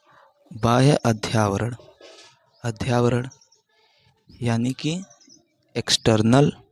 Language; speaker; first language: Hindi; native; Hindi